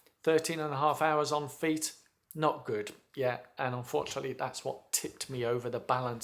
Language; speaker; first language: English; native; English